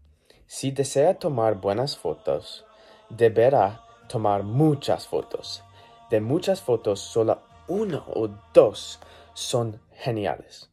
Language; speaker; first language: Spanish; non-native, learner; English